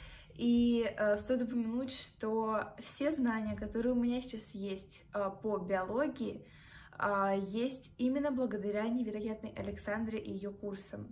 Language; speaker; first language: Russian; native; Russian